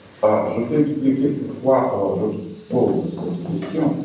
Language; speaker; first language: French; non-native, fluent; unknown